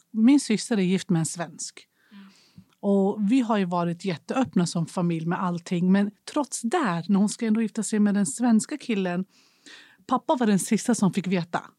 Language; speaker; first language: Swedish; early bilingual, other home language; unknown